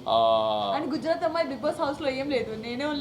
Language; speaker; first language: Telugu; non-native, learner; Gujarati